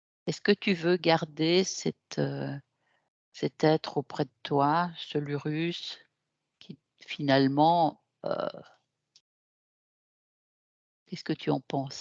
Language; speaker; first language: French; native; French